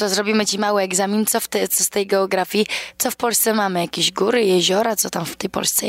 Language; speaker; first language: Polish; native; Polish